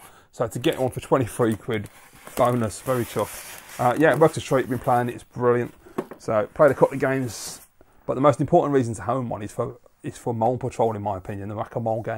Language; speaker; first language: English; native; English